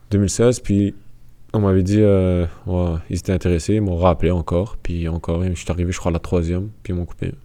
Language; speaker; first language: French; native; French